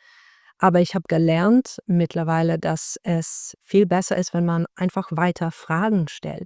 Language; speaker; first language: German; non-native, learner; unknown